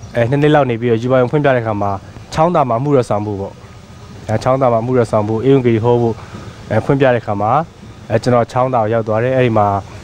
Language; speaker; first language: Burmese; non-native, local second language; Tedim Chin